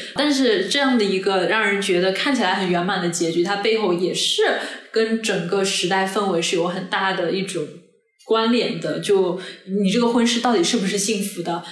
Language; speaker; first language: Chinese; non-native, local second language; Cantonese